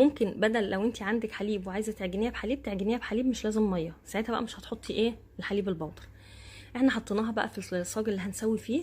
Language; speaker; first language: Arabic; native; Arabic